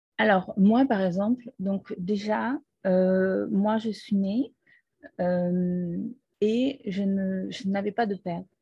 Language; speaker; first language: French; non-native, fluent; Portuguese